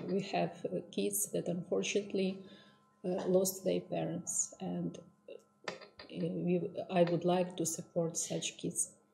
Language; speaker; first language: English; non-native, fluent; Ukrainian